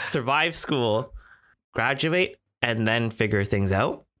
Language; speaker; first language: English; native; English